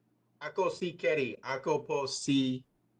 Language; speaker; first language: Filipino; non-native, learner; English